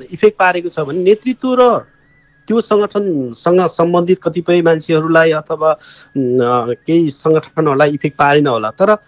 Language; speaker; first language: Nepali; non-native, local second language; Eastern Tamang